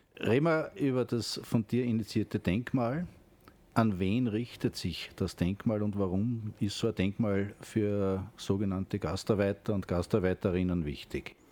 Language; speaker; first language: German; native; German